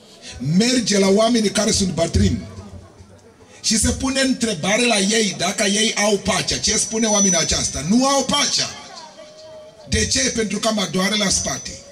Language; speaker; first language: Romanian; non-native, learner; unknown